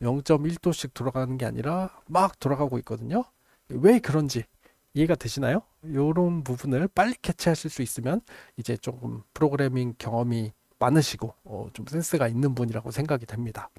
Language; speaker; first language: Korean; native; Korean